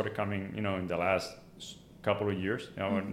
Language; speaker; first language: English; non-native, fluent; Spanish